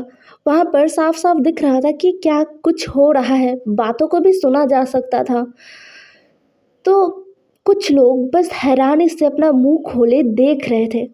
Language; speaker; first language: Hindi; non-native, local second language; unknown